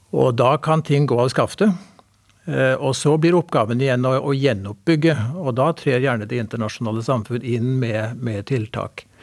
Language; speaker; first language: Norwegian; native; Norwegian